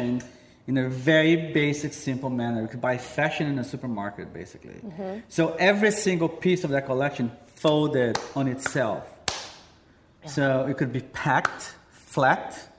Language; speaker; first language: English; non-native, fluent; Portuguese